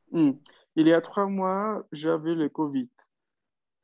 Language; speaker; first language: French; non-native, fluent; Spanish